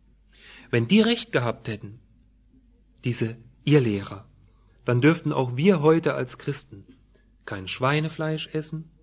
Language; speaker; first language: German; native; German